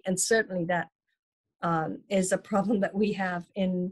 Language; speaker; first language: English; non-native, local second language; Tamil